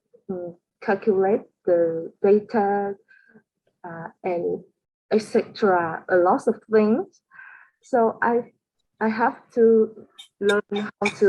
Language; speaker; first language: English; non-native, learner; Vietnamese